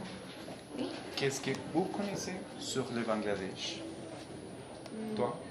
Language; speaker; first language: French; non-native, learner; Spanish